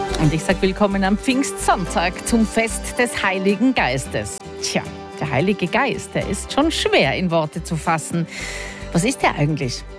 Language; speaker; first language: German; native; German